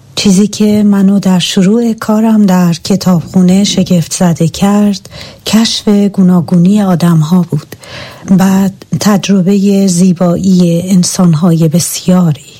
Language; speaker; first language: Persian; native; Persian